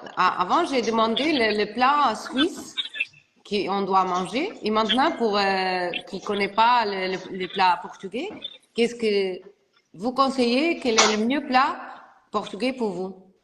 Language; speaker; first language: French; non-native, learner; Portuguese